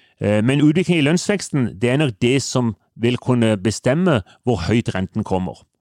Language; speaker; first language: Norwegian; native; Norwegian